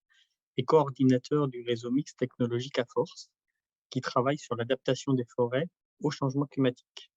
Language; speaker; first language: French; native; French